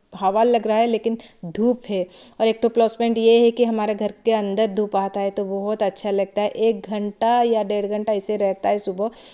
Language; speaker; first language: Hindi; non-native, local second language; Odia